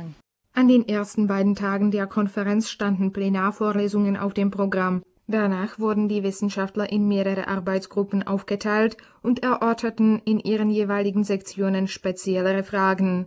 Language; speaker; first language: German; non-native, fluent; Czech